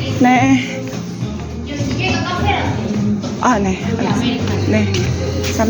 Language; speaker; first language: Korean; non-native, learner; Filipino